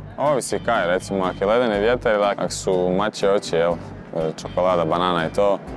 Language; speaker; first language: Croatian; native; Croatian